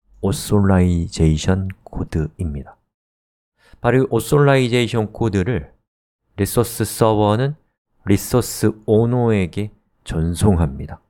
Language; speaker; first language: Korean; native; Korean